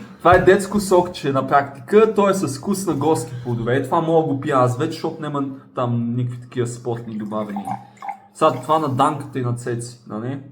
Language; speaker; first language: Bulgarian; early bilingual, heritage; Bulgarian